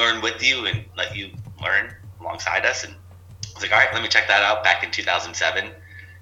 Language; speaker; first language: English; native; English